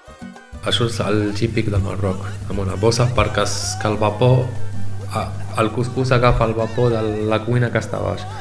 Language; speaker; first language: Catalan; non-native, learner; Arabic